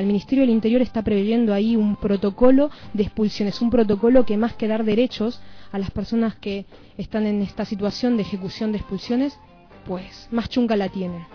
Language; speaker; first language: Spanish; native; Spanish